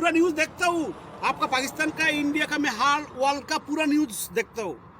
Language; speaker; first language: Hindi; non-native, fluent; Bangla